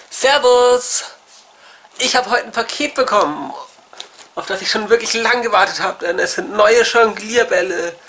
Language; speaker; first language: German; native; German